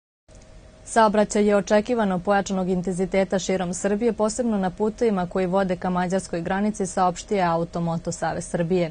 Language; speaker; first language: Serbian; native; Serbian